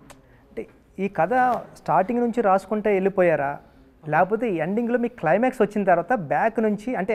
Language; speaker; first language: Telugu; native; Telugu